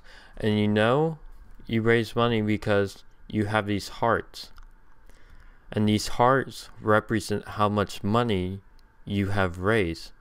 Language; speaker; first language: English; native; English